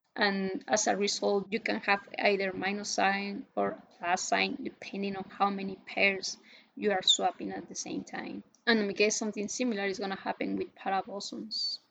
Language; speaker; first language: English; non-native, fluent; Spanish